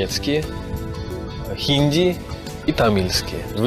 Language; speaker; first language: Russian; non-native, fluent; Tamil